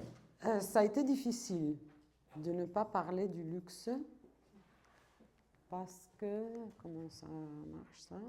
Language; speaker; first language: French; non-native, fluent; Italian